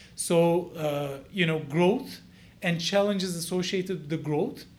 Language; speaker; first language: English; non-native, fluent; Turkish